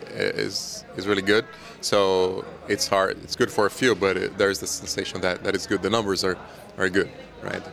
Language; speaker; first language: English; non-native, fluent; Portuguese